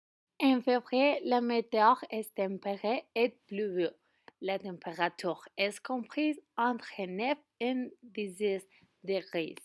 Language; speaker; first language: French; non-native, learner; Spanish